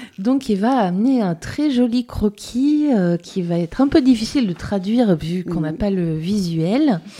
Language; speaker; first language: French; native; French